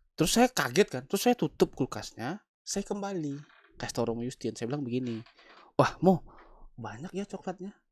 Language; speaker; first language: Indonesian; native; Indonesian